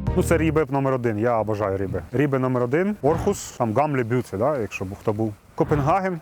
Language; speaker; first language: Ukrainian; native; Ukrainian